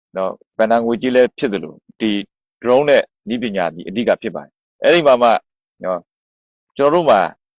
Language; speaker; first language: Burmese; native; Burmese